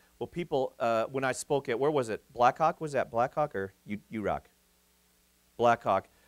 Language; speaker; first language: English; native; English